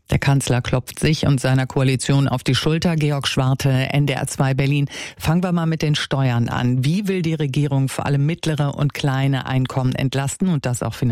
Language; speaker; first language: German; native; German